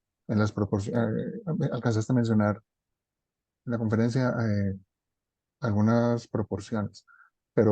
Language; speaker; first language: Spanish; native; Spanish